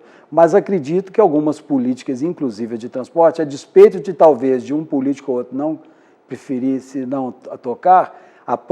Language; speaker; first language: Portuguese; native; Portuguese